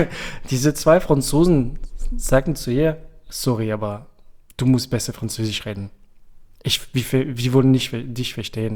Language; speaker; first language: German; non-native, fluent; French